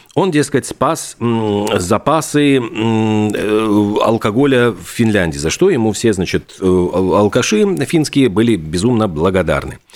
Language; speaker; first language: Russian; native; Russian